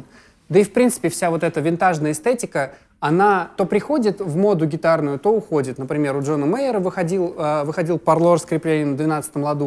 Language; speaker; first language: Russian; native; Russian